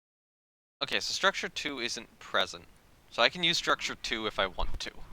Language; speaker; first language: English; native; English